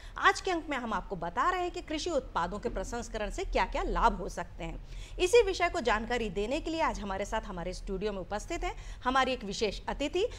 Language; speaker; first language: Hindi; native; Hindi